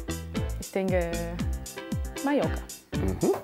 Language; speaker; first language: German; non-native, learner; Danish